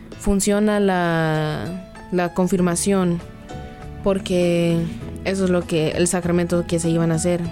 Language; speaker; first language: Spanish; early bilingual, other home language; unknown